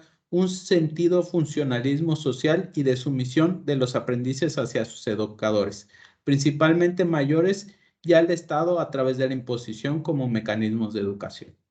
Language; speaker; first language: Spanish; native; Spanish